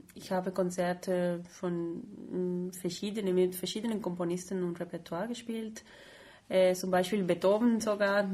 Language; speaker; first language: German; non-native, fluent; Spanish